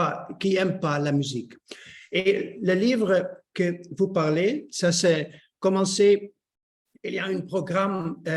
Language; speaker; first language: French; non-native, learner; Dutch